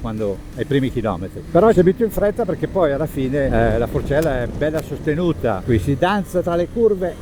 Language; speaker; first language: Italian; native; Italian